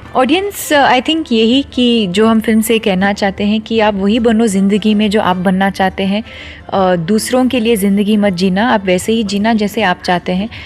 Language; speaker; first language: Hindi; non-native, local second language; Konkani